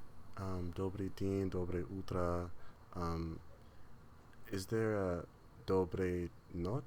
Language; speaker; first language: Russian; non-native, learner; English